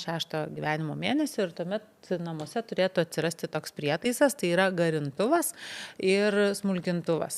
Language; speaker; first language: Lithuanian; native; Lithuanian